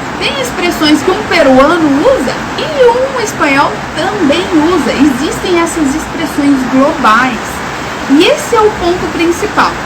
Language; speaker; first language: Portuguese; native; Portuguese